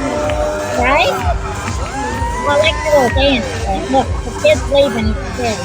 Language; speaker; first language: English; native; English